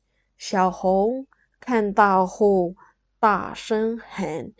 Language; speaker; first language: Chinese; non-native, fluent; Burmese